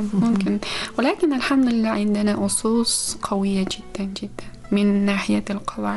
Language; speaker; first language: Arabic; non-native, fluent; Uzbek